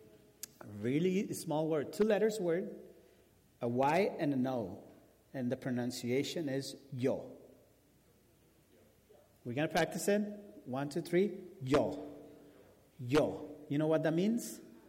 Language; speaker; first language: English; non-native, fluent; Spanish